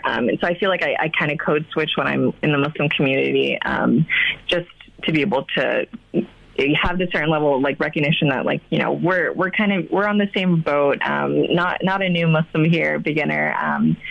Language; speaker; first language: English; native; English